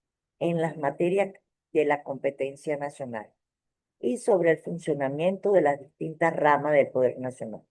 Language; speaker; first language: Spanish; native; Spanish